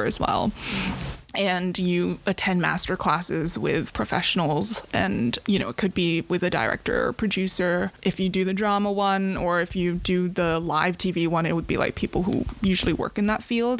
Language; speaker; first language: English; non-native, local second language; Cantonese